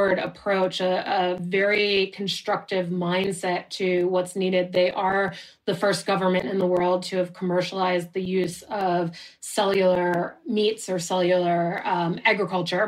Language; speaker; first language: English; native; English